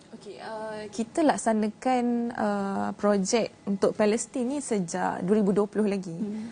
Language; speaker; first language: Malay; native; Malay